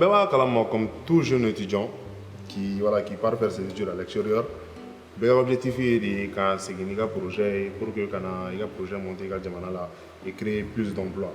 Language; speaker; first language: French; non-native, local second language; Bambara